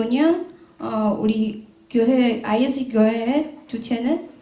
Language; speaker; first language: Korean; non-native, learner; Chinese